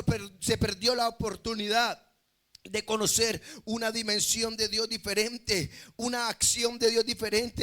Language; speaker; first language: Spanish; native; Spanish